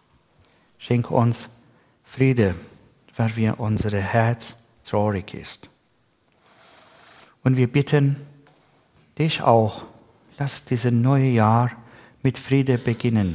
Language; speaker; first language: German; non-native, learner; Persian